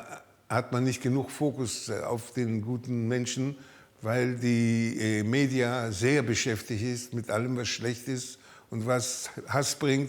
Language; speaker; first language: German; early bilingual, heritage; German